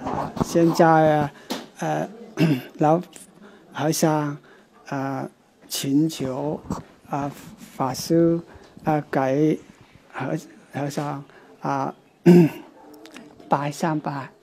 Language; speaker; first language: Chinese; non-native, local second language; Vietnamese